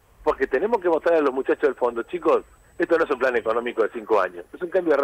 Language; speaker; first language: Spanish; native; Spanish